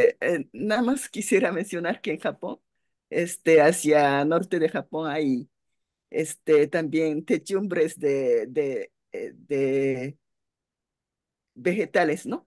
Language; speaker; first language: Spanish; non-native, fluent; Japanese